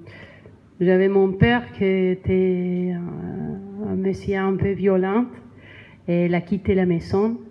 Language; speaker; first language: French; non-native, learner; Spanish